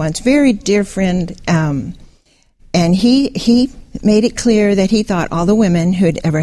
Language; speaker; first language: English; native; English